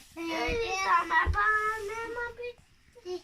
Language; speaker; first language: Finnish; non-native, learner; Estonian